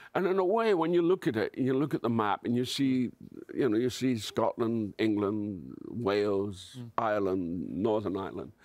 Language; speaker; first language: English; native; English